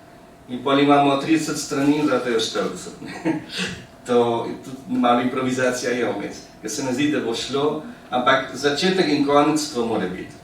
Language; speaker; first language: Slovenian; early bilingual, heritage; Slovenian